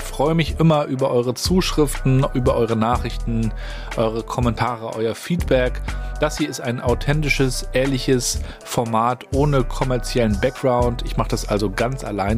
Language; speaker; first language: German; native; German